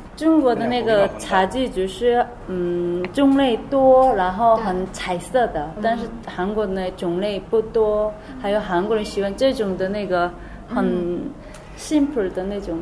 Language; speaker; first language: Chinese; non-native, learner; Korean